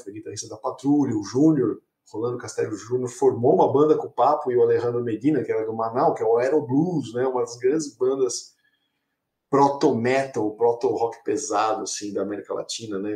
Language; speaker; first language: Portuguese; native; Portuguese